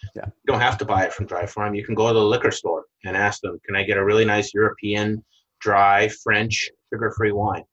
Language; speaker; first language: English; native; English